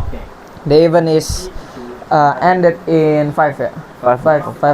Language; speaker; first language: English; non-native, learner; Indonesian